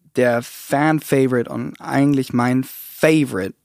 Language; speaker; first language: German; native; German